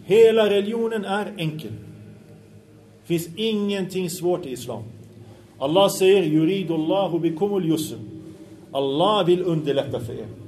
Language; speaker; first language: Swedish; early bilingual, other home language; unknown